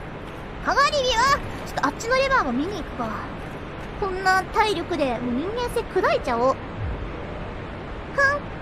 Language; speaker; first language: Japanese; native; Japanese